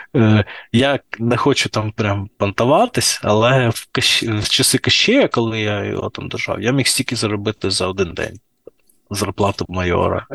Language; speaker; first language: Ukrainian; non-native, local second language; Russian